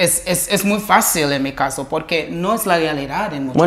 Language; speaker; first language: Spanish; non-native, learner; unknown